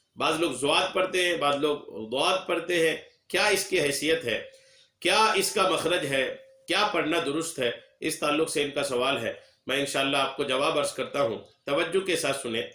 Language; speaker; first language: Urdu; native; Urdu